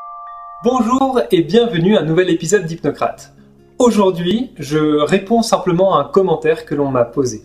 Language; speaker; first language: French; native; French